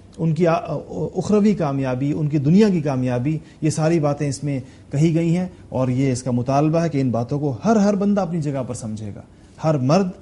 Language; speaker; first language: Urdu; non-native, local second language; Pashto